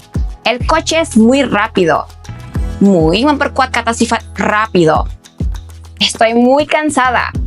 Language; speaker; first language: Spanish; non-native, fluent; Indonesian